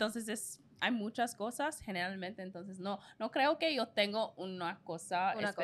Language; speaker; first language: Spanish; non-native, learner; English